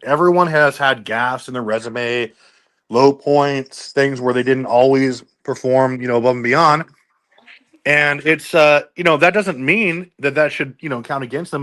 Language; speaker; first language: English; native; English